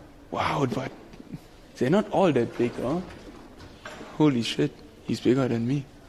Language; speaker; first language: English; non-native, fluent; German